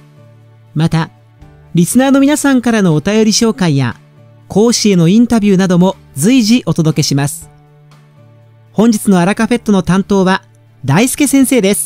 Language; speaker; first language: Japanese; native; Japanese